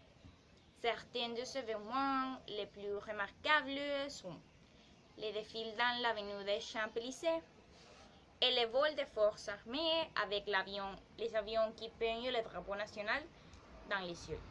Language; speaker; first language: French; non-native, learner; Spanish